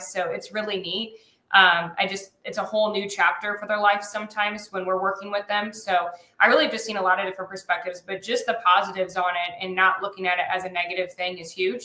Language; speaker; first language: English; native; English